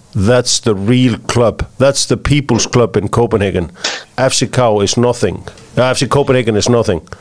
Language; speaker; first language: English; non-native, fluent; Icelandic